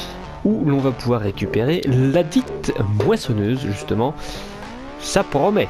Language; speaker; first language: French; native; French